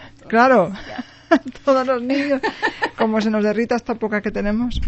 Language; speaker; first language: Spanish; native; Spanish